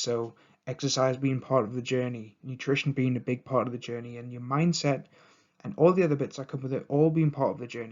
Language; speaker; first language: English; native; English